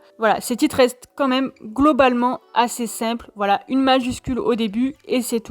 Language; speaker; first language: French; native; French